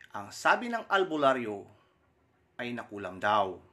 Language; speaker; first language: Filipino; non-native, local second language; Surigaonon